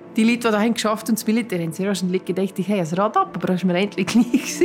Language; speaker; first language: German; native; German